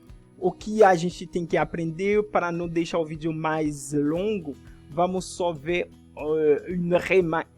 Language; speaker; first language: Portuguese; non-native, fluent; French